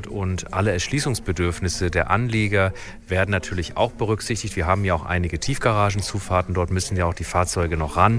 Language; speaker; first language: German; native; German